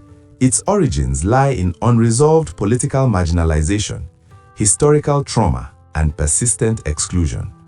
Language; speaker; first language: English; non-native, local second language; Igbo